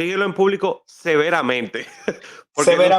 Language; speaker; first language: Spanish; native; Spanish